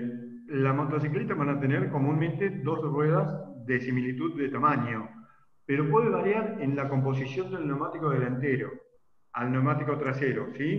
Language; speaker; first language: Spanish; native; Spanish